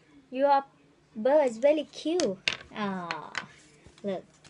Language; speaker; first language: English; non-native, learner; Thai